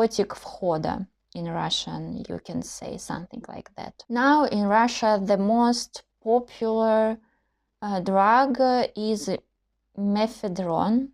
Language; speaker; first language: English; non-native, learner; Russian